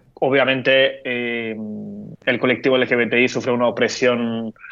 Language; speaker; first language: Spanish; non-native, fluent; Turkish